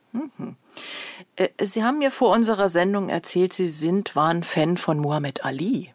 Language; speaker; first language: German; native; German